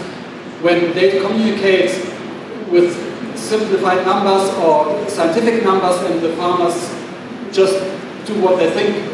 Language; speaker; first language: English; non-native, fluent; German